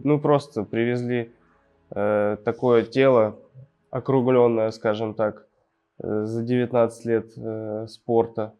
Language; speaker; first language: Russian; native; Russian